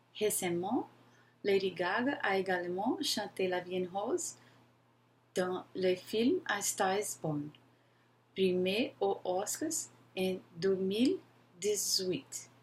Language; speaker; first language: French; non-native, learner; Portuguese